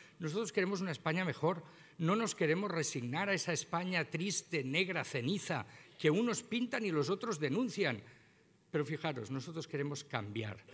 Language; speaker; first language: Spanish; non-native, local second language; Catalan